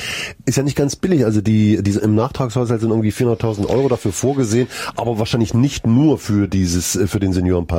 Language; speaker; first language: German; native; German